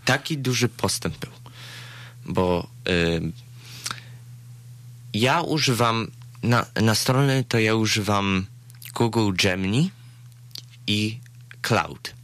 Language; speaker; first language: Polish; early bilingual, heritage; Polish